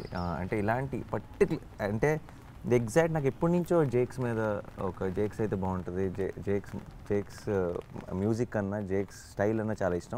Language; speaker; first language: Telugu; native; Telugu